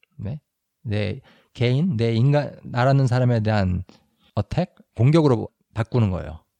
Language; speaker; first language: Korean; native; Korean